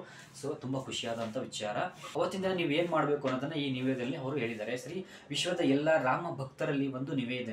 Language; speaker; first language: Kannada; native; Kannada